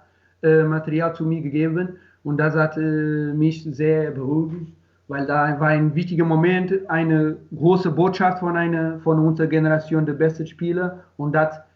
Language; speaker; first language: German; non-native, learner; Portuguese